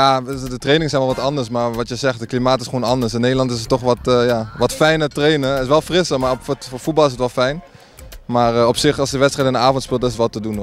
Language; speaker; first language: Dutch; native; Dutch